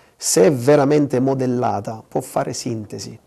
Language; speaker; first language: Italian; native; Italian